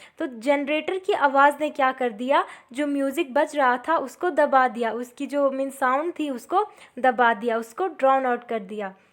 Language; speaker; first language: Hindi; native; Hindi